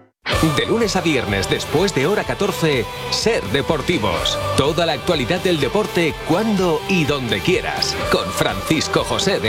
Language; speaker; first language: Spanish; native; Spanish